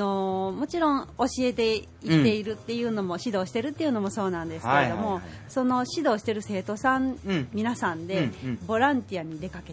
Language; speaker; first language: Japanese; native; Japanese